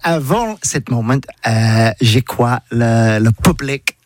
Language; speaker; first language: French; non-native, learner; English